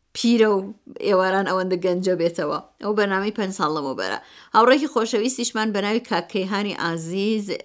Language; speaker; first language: Central Kurdish; native; Central Kurdish